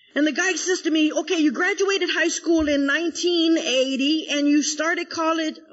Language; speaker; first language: English; early bilingual, other home language; Spanish